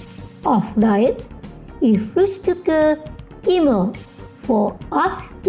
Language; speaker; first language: German; non-native, fluent; Indonesian